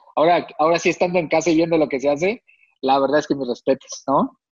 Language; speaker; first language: Spanish; native; Spanish